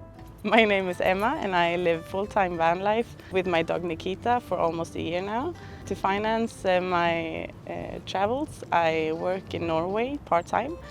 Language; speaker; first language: English; non-native, fluent; Swedish